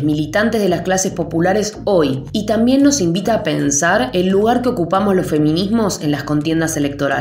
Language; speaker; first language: Spanish; native; Spanish